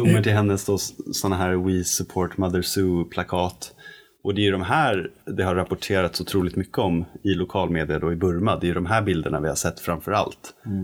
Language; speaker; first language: Swedish; native; Swedish